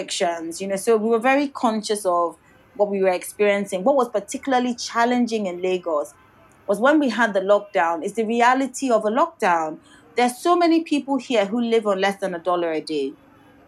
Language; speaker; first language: English; non-native, local second language; Yoruba